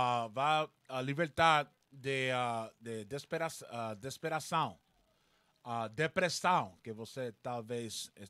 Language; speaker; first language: Portuguese; non-native, learner; Spanish